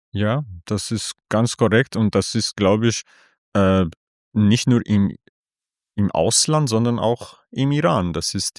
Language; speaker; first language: German; non-native, fluent; Persian